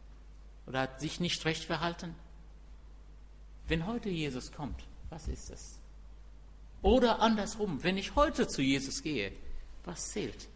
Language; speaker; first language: German; non-native, fluent; Arabic